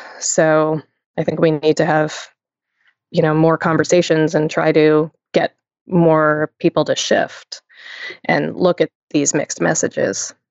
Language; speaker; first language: English; native; English